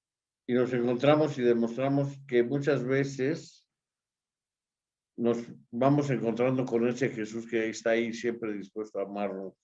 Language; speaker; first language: Spanish; native; Spanish